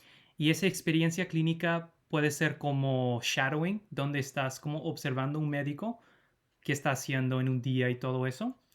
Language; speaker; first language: Spanish; non-native, fluent; English